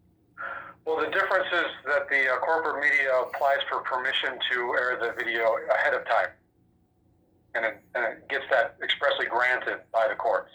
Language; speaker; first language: English; native; English